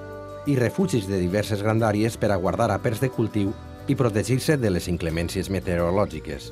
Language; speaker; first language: Catalan; native; Catalan